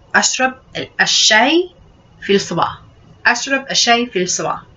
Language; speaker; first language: Arabic; non-native, learner; English